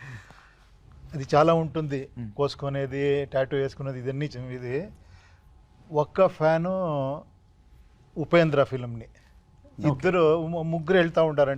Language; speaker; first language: Telugu; non-native, local second language; Kannada